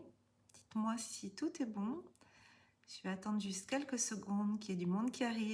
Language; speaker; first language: French; native; French